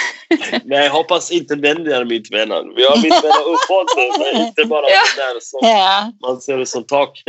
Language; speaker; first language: Swedish; non-native, fluent; Persian